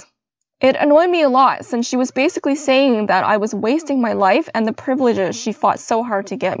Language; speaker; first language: English; native; English